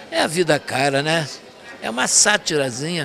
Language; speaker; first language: Portuguese; native; Portuguese